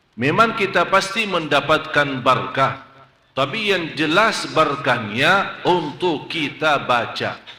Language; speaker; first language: Malay; non-native, fluent; Arabic